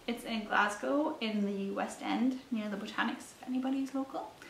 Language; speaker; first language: English; non-native, fluent; German